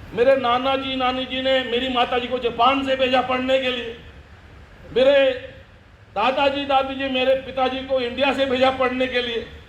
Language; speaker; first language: Hindi; early bilingual, other home language; Japanese